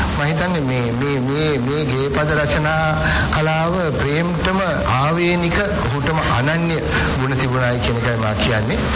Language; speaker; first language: Sinhala; native; Sinhala